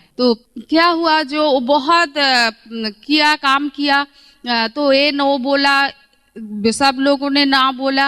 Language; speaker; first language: Hindi; non-native, local second language; Bangla